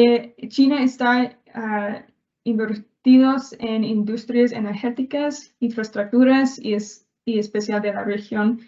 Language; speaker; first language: Spanish; non-native, learner; English